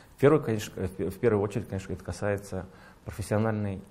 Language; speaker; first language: Russian; native; Russian